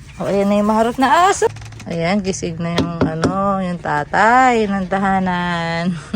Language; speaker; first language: Filipino; native; Filipino